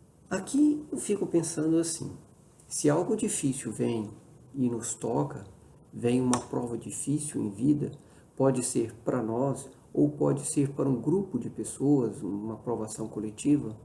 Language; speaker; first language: Portuguese; native; Portuguese